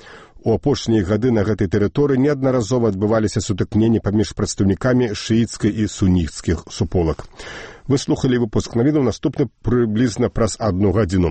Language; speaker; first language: Belarusian; native; Belarusian